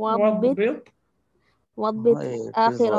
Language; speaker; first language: Arabic; non-native, learner; Urdu